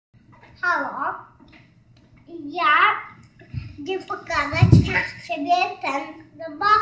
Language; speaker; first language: Polish; early bilingual, heritage; Polish